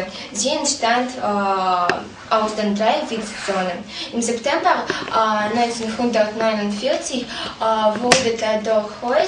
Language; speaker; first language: German; non-native, learner; Russian